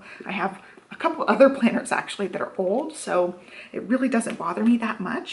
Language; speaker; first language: English; native; English